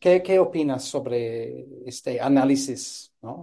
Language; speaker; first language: Spanish; non-native, fluent; English